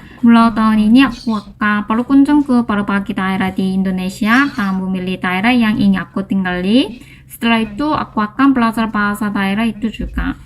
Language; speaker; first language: Indonesian; non-native, learner; Korean